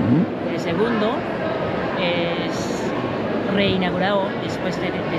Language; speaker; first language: Spanish; non-native, fluent; Japanese